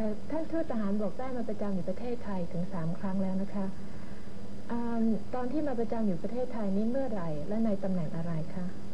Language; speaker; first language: Thai; native; Thai